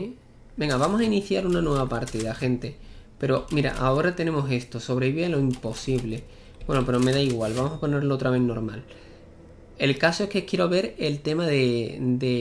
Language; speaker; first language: Spanish; native; Spanish